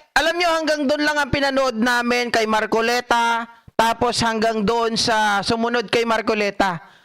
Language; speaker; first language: Filipino; non-native, local second language; Iloko